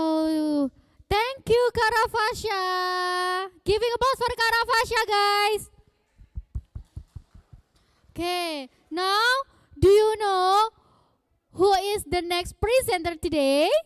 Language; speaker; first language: English; non-native, fluent; Indonesian